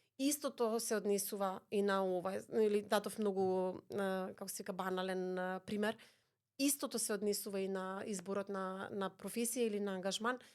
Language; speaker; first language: Macedonian; native; Macedonian